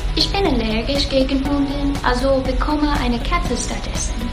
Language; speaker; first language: German; non-native, learner; English